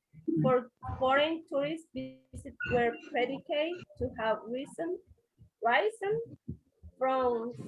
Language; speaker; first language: English; non-native, learner; Spanish